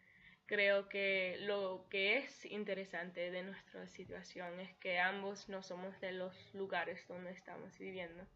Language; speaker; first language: Spanish; early bilingual, heritage; Spanish